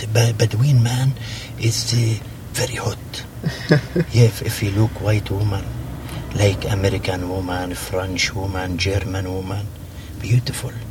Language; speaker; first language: English; non-native, learner; Arabic